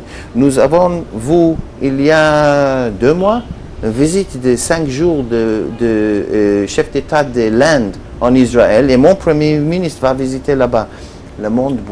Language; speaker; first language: French; non-native, learner; Hebrew